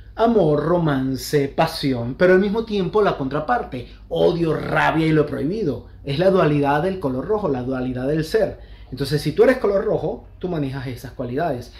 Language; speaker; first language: Spanish; native; Spanish